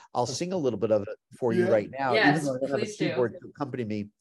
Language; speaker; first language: English; native; English